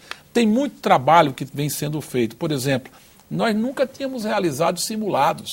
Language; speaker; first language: Portuguese; native; Portuguese